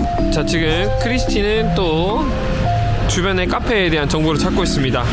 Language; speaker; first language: Korean; native; Korean